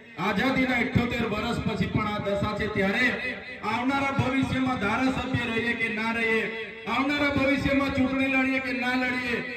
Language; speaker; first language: Gujarati; non-native, local second language; Vasavi